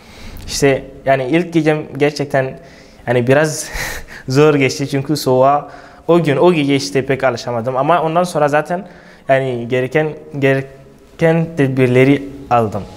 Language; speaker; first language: Turkish; non-native, fluent; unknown